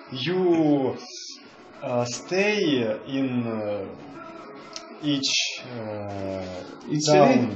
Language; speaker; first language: English; non-native, learner; Russian